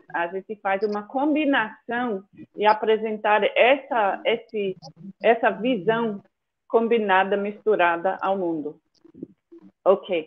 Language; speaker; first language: Portuguese; non-native, fluent; English